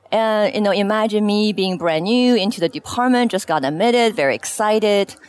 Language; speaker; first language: English; non-native, fluent; Chinese